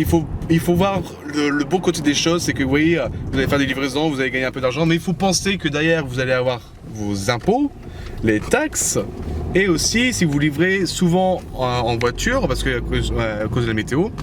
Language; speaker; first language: French; native; French